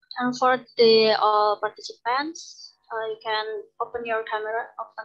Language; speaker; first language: English; non-native, learner; Indonesian